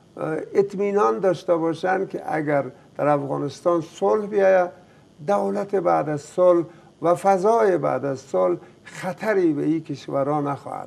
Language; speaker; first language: Persian; native; Persian